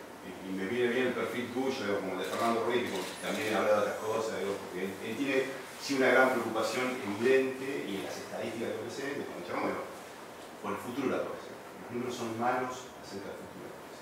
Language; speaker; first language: Spanish; native; Spanish